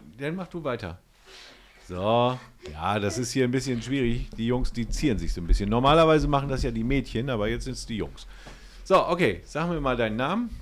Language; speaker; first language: German; native; German